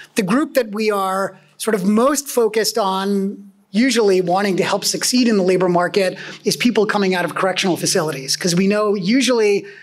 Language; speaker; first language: English; native; English